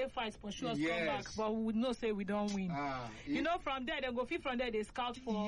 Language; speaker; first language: English; non-native, local second language; Igbo